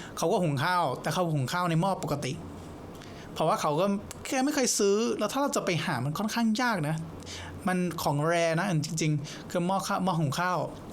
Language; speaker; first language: Thai; non-native, fluent; English